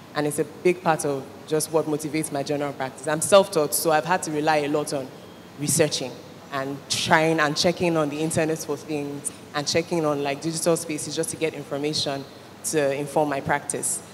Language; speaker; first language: English; non-native, local second language; Igbo